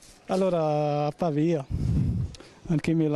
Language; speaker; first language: Italian; non-native, learner; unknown